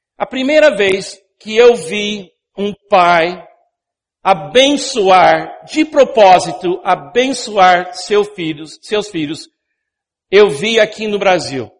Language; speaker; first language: Portuguese; non-native, fluent; English